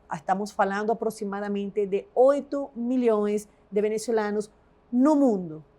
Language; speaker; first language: Portuguese; non-native, fluent; Spanish